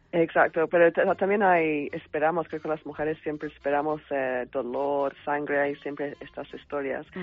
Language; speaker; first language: Spanish; non-native, fluent; English